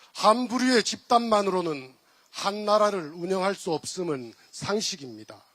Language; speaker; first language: Korean; native; Korean